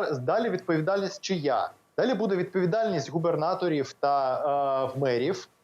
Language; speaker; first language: Ukrainian; native; Ukrainian